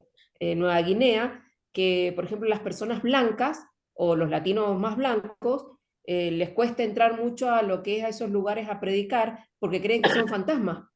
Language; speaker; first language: Spanish; native; Spanish